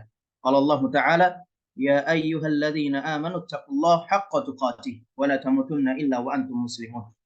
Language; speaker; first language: Arabic; non-native, fluent; Indonesian